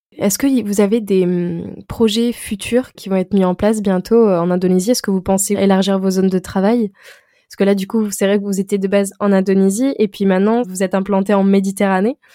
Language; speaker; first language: French; native; French